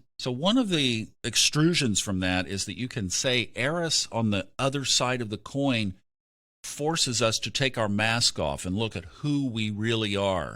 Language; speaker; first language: English; native; English